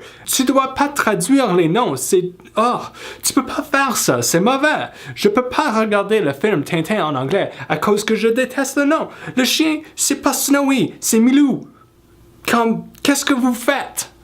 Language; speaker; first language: French; non-native, fluent; English